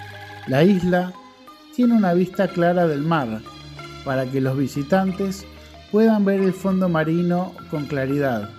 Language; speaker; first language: Spanish; non-native, fluent; Indonesian